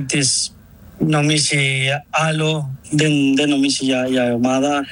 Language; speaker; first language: Greek; non-native, learner; Spanish